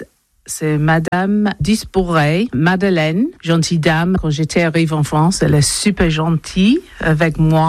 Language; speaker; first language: French; non-native, learner; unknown